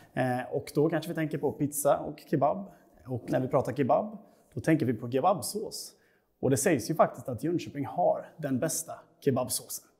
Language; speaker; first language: Swedish; native; Swedish